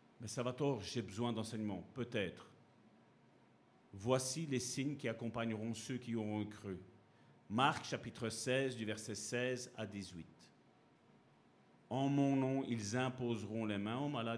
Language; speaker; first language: French; native; French